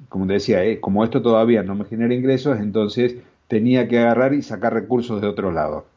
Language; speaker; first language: Spanish; native; Spanish